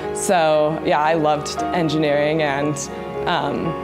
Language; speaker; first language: English; native; English